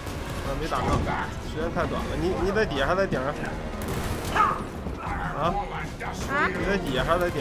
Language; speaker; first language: Chinese; native; Chinese